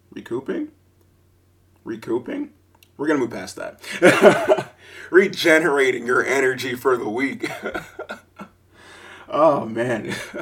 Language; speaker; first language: English; native; English